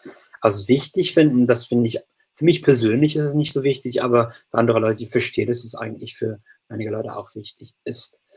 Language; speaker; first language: German; non-native, fluent; English